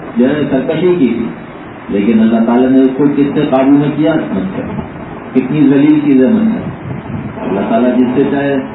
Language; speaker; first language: Urdu; native; Urdu